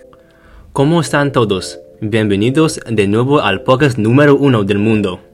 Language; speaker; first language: Spanish; non-native, learner; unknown